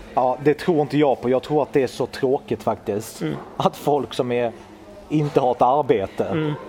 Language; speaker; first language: Swedish; early bilingual, other home language; Italian